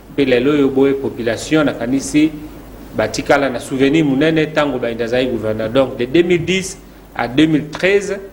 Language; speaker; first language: Lingala; native; Lingala